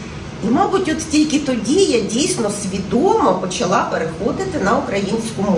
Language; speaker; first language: Ukrainian; non-native, local second language; Russian